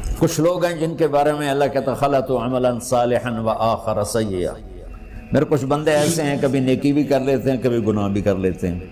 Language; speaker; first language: Urdu; non-native, local second language; Punjabi